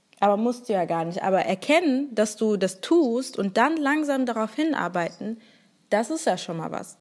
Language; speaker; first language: German; early bilingual, other home language; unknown